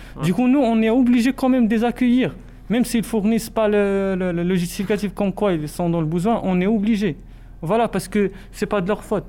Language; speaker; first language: French; non-native, local second language; Arabic